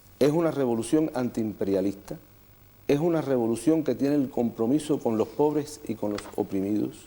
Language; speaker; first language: Spanish; native; Spanish